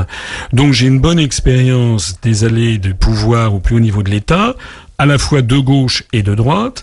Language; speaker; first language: French; native; French